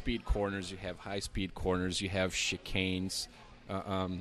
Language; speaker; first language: English; non-native, fluent; Portuguese